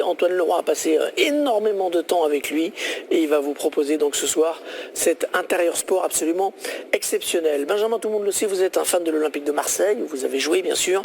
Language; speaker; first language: French; native; French